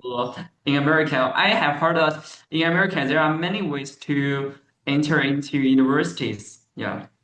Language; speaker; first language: English; non-native, learner; Chinese